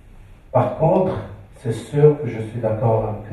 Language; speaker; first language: French; non-native, local second language; Arabic